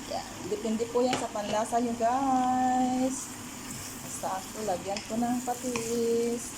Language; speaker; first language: Filipino; non-native, local second language; Iloko